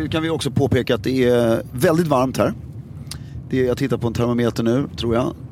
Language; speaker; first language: Swedish; native; Swedish